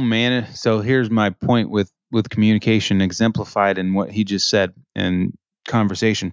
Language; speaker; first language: English; early bilingual, other home language; French